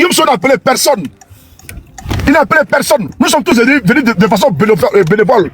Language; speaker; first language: French; native; French